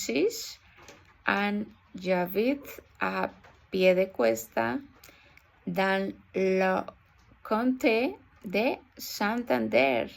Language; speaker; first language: French; non-native, learner; Spanish